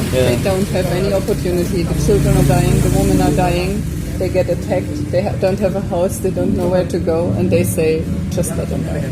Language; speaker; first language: English; non-native, fluent; German